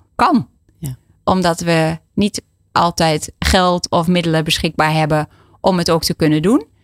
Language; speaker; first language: Dutch; native; Dutch